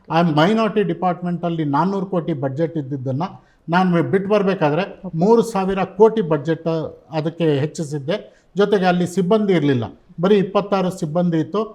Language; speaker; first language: Kannada; non-native, local second language; Urdu